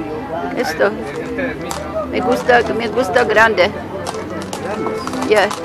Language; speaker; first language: Spanish; non-native, learner; English